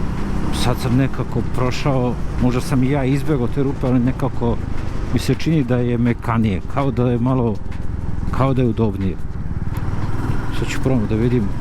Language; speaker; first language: Serbian; native; Serbian